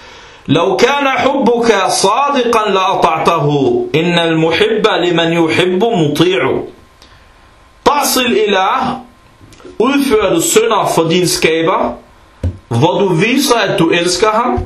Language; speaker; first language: Danish; early bilingual, other home language; Arabic